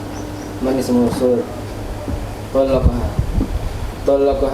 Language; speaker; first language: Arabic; non-native, learner; Indonesian